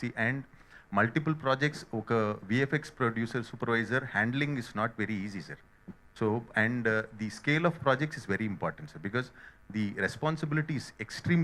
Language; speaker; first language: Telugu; non-native, learner; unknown